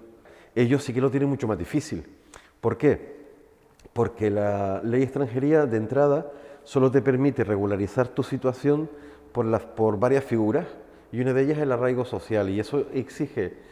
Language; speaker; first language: Spanish; native; Spanish